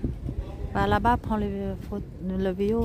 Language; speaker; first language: French; non-native, learner; Vietnamese